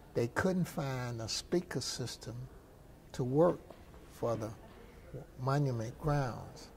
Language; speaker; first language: English; native; English